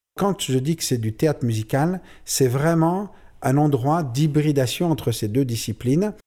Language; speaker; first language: French; native; French